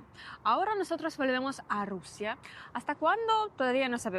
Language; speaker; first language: Spanish; non-native, fluent; Russian